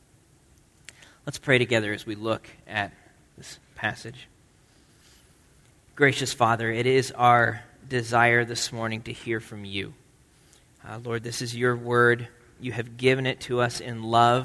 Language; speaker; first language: English; native; English